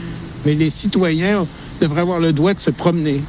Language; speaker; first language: French; native; French